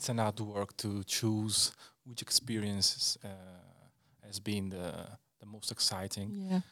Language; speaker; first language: English; non-native, learner; Italian